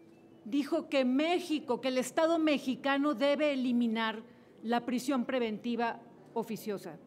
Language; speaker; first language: Spanish; native; Spanish